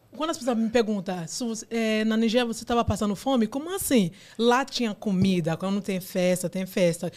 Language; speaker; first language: Portuguese; non-native, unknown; Yoruba